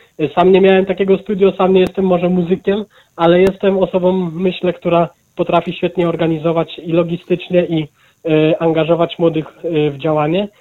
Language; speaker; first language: Polish; native; Polish